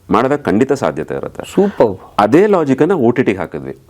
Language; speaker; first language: Kannada; native; Kannada